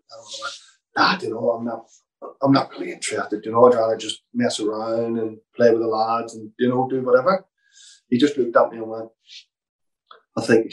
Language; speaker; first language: English; native; English